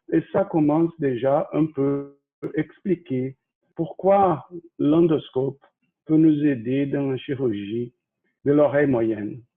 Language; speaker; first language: French; non-native, fluent; Portuguese